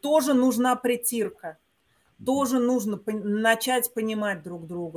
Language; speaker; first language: Russian; native; Russian